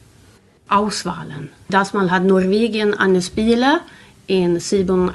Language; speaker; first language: German; non-native, learner; Swedish